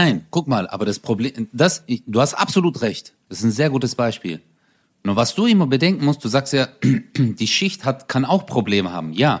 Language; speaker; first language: German; early bilingual, other home language; Turkish